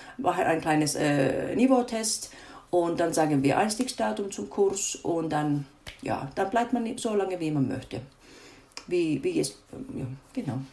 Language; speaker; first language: German; non-native, fluent; Finnish